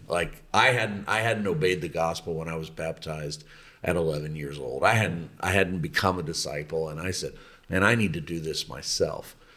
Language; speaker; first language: English; native; English